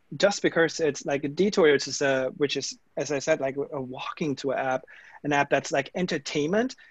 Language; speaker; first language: English; non-native, fluent; German